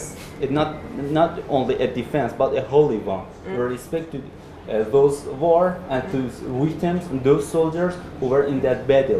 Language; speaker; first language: English; non-native, learner; Persian